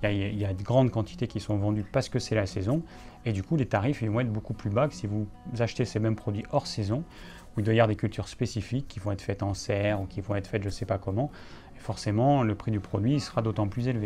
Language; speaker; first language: French; native; French